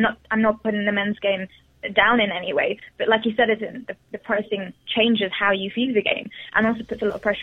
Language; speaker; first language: English; native; English